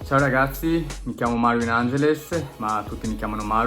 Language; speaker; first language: Italian; early bilingual, other home language; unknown